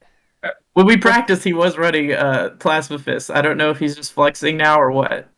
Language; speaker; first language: English; native; English